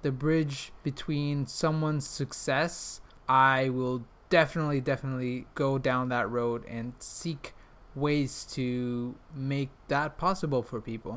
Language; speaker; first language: English; non-native, fluent; Spanish